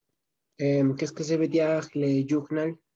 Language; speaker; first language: French; non-native, learner; Spanish